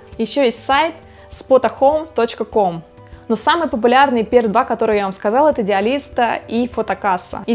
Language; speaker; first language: Russian; native; Russian